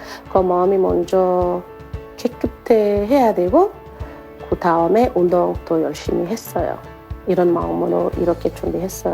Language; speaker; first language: Korean; non-native, learner; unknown